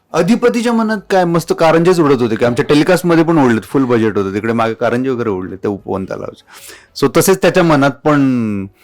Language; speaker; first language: Marathi; native; Marathi